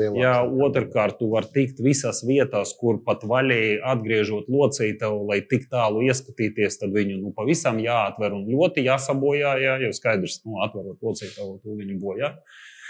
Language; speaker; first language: Latvian; non-native, local second language; Russian